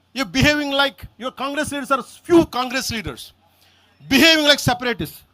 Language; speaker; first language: English; non-native, local second language; Telugu